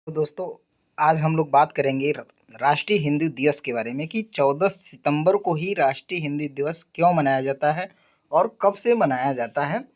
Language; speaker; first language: Hindi; native; Hindi